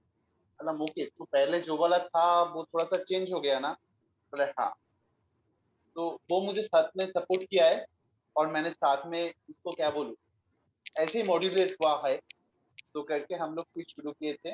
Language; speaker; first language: Hindi; non-native, local second language; Bangla